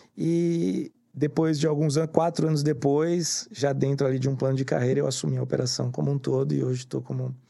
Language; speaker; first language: Portuguese; native; Portuguese